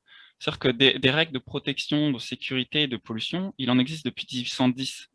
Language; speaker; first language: French; native; French